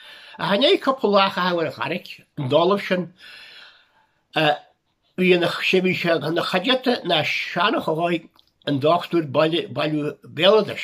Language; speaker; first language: Irish; native; Irish